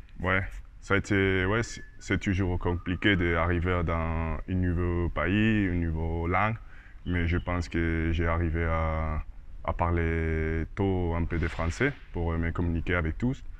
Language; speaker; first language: French; non-native, learner; Spanish